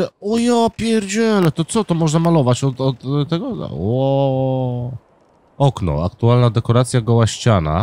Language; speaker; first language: Polish; native; Polish